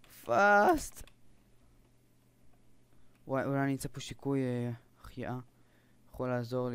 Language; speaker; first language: Hebrew; native; Hebrew